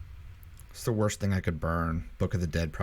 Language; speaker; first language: English; native; English